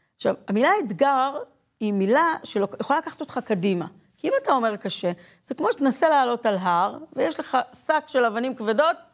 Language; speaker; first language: Hebrew; native; Hebrew